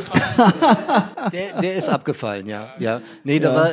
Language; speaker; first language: German; native; German